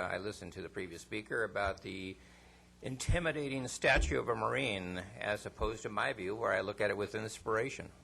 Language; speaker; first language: English; non-native, fluent; Spanish